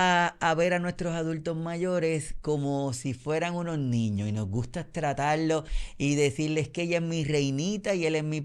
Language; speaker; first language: Spanish; native; Spanish